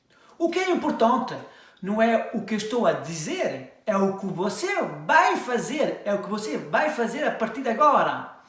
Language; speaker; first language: Portuguese; early bilingual, heritage; French